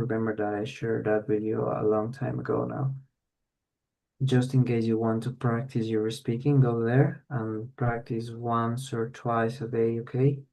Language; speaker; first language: English; non-native, fluent; Spanish